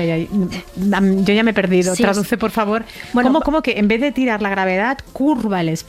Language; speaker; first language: Spanish; native; Spanish